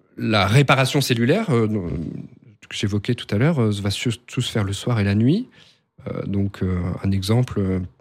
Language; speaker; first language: French; native; French